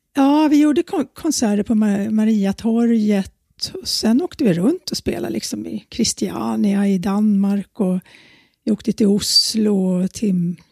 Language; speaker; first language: Swedish; native; Swedish